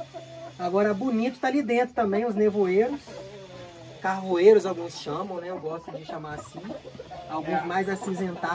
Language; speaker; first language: Portuguese; native; Portuguese